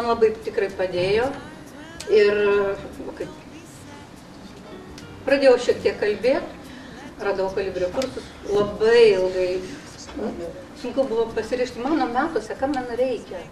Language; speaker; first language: Lithuanian; non-native, local second language; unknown